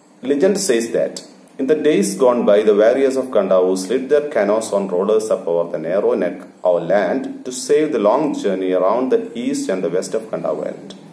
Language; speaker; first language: English; non-native, local second language; Malayalam